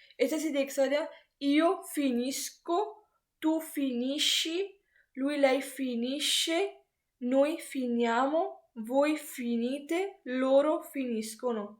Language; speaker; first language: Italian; non-native, fluent; Punjabi